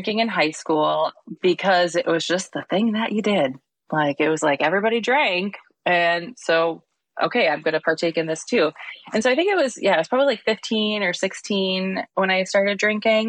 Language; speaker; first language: English; native; English